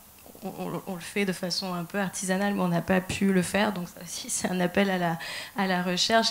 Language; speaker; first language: French; native; French